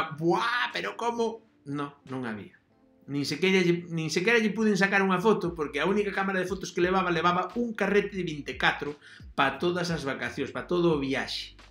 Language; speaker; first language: Galician; non-native, local second language; Spanish